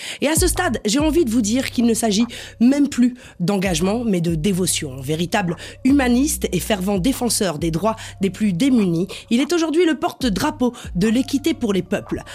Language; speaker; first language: French; native; French